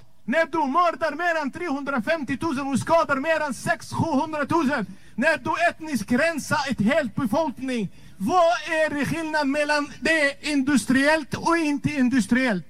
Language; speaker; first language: Swedish; non-native, learner; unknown